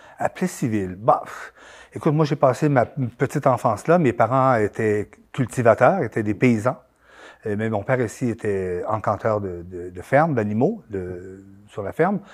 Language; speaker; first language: French; native; French